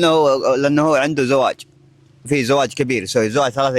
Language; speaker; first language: Arabic; native; Arabic